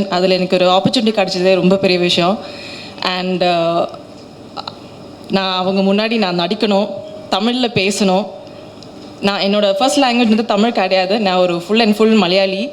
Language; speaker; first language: Tamil; non-native, learner; Malayalam